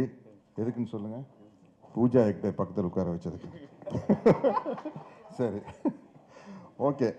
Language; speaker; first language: Tamil; native; Tamil